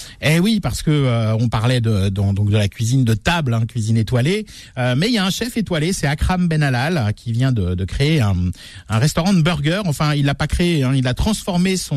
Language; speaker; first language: French; native; French